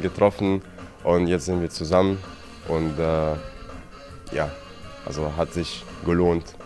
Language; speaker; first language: German; non-native, fluent; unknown